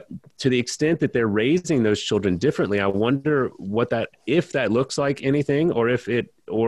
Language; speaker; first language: English; native; English